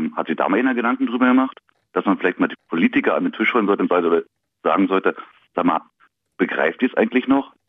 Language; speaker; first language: German; native; German